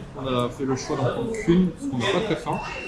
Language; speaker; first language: French; native; French